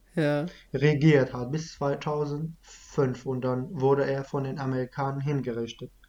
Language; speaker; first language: German; non-native, fluent; Kurdish